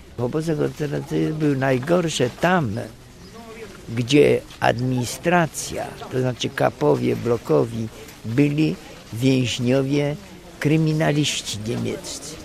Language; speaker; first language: Polish; native; Polish